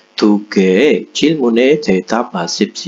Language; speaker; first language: Korean; non-native, fluent; Indonesian